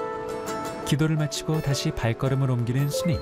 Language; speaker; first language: Korean; native; Korean